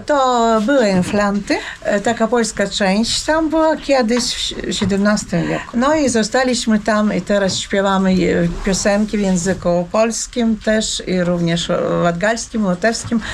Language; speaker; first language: Polish; non-native, learner; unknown